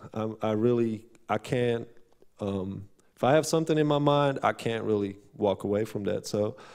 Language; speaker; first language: English; non-native, fluent; Dutch